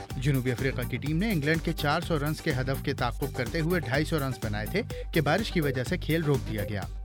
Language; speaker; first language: Urdu; native; Urdu